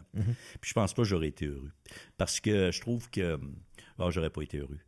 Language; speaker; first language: French; native; French